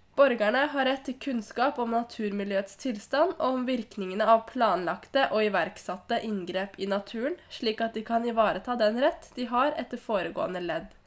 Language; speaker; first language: Norwegian; native; Norwegian